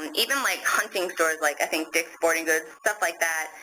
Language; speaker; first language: English; native; English